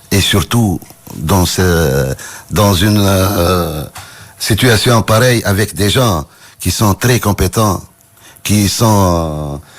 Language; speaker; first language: French; non-native, local second language; Arabic